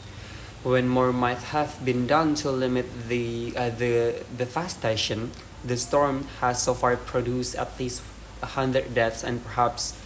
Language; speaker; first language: English; non-native, learner; Indonesian